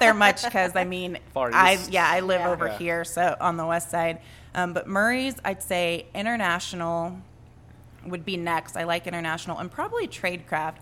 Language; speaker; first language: English; native; English